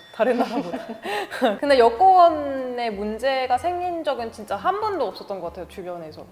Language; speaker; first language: Korean; early bilingual, other home language; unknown